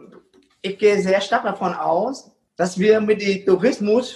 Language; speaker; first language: German; non-native, fluent; Vietnamese